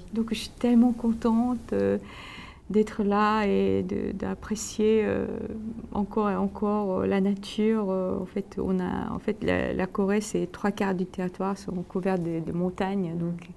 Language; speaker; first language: French; non-native, fluent; Korean